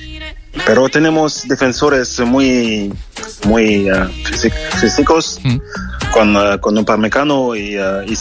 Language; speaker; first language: Spanish; non-native, fluent; French